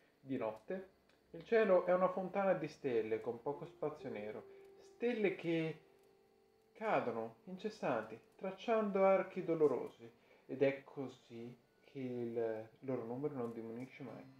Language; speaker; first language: Italian; native; Italian